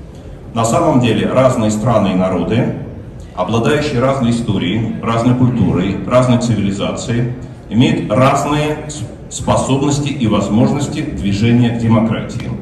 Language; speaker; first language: Russian; native; Russian